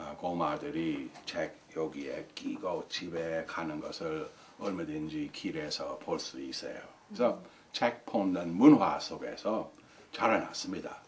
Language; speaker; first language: Korean; non-native, fluent; English